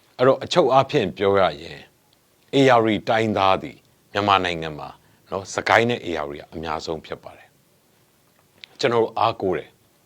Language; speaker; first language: Burmese; native; Burmese